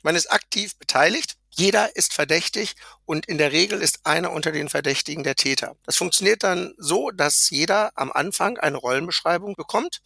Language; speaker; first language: German; native; German